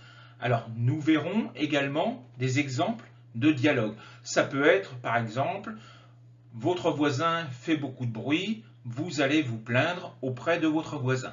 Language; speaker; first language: French; native; French